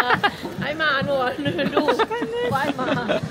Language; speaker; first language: German; non-native, learner; Turkish